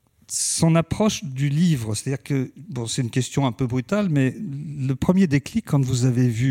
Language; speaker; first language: French; native; French